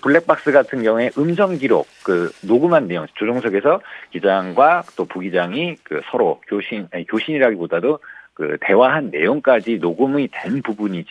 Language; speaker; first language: Korean; native; Korean